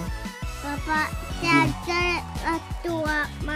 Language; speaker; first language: Italian; early bilingual, heritage; Italian